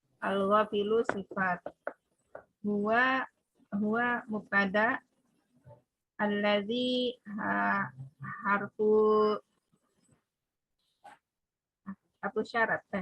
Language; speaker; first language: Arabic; non-native, learner; Indonesian